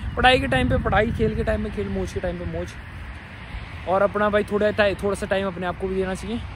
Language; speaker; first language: Hindi; native; Hindi